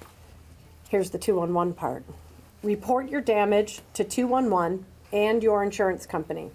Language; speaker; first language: English; native; English